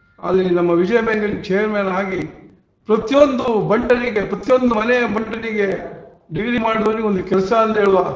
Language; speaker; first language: Kannada; non-native, local second language; Tulu